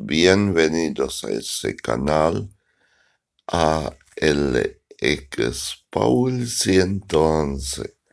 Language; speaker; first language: Spanish; non-native, learner; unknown